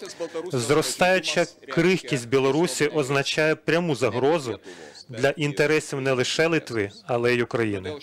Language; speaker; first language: Ukrainian; non-native, learner; Lithuanian